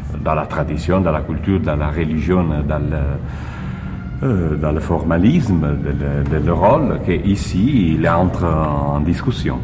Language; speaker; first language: French; non-native, fluent; Italian